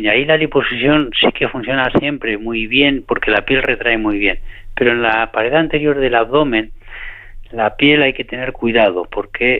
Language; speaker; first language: Spanish; native; Spanish